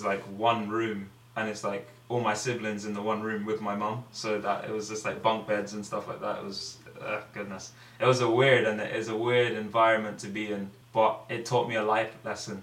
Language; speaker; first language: English; native; English